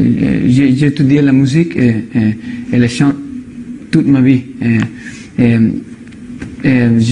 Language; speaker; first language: French; non-native, learner; Spanish